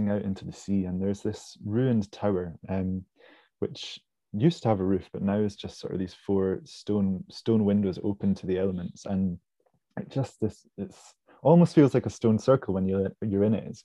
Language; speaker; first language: English; native; English